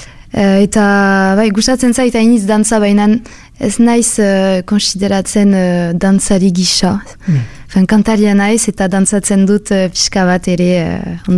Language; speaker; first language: Basque; non-native, local second language; French